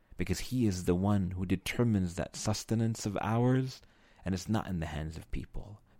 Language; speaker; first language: English; native; English